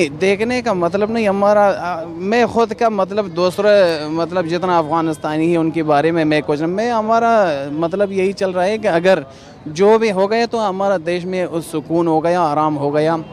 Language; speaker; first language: Hindi; non-native, learner; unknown